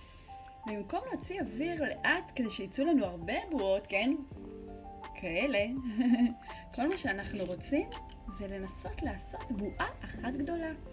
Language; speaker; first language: Hebrew; native; Hebrew